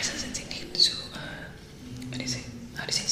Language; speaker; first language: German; non-native, learner; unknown